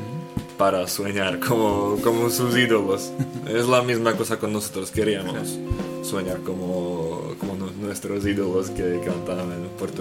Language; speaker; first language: Spanish; non-native, fluent; Slovak